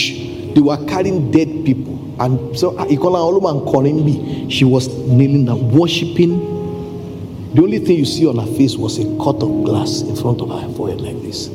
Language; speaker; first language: English; non-native, local second language; Yoruba